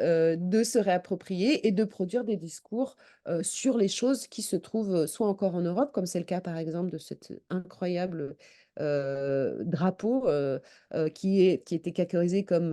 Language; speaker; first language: French; native; French